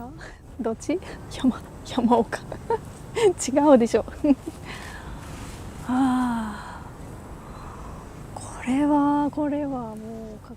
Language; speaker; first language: Japanese; non-native, fluent; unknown